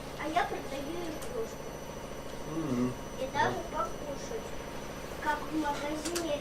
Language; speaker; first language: Russian; early bilingual, other home language; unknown